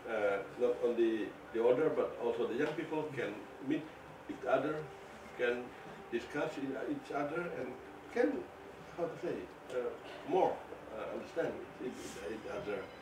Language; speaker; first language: English; non-native, fluent; Indonesian